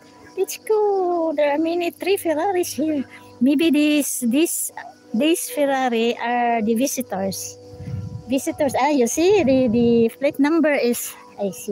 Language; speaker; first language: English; non-native, learner; Filipino